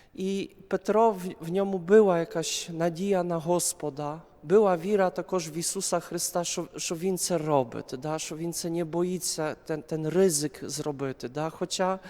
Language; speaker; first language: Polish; non-native, learner; Ukrainian